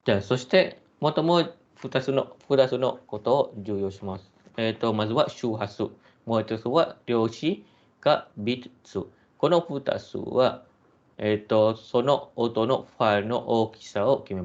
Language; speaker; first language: Japanese; non-native, fluent; Malay